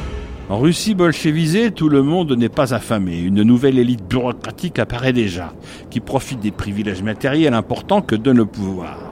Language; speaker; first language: French; native; French